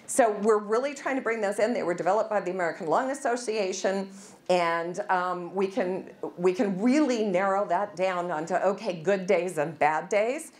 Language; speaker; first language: English; native; English